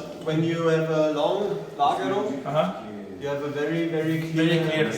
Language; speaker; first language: English; non-native, learner; German